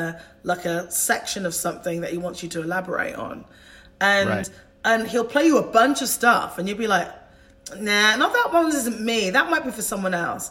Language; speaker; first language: English; native; English